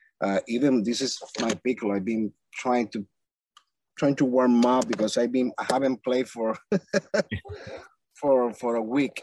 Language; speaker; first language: English; non-native, fluent; Spanish